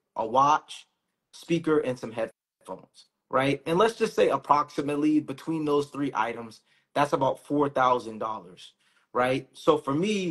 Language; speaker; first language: English; native; English